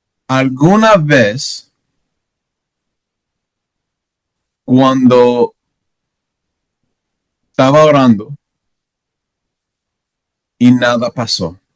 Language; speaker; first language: Spanish; non-native, learner; English